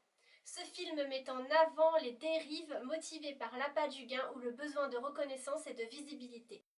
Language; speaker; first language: French; native; French